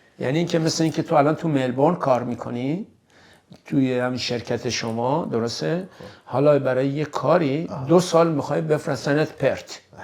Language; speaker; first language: Persian; native; Persian